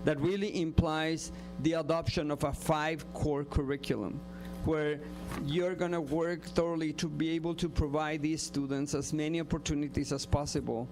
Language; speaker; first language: English; non-native, fluent; Spanish